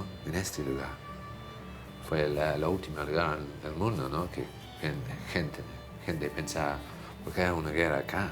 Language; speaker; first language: Spanish; non-native, fluent; English